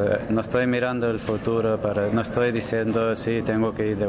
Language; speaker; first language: Spanish; early bilingual, heritage; English